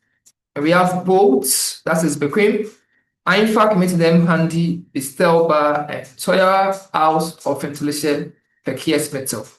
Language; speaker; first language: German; non-native, fluent; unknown